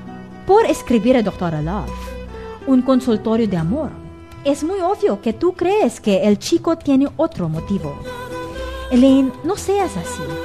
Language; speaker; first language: Spanish; non-native, fluent; Filipino